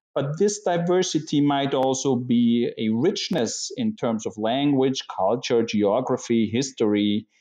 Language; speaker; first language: English; non-native, fluent; German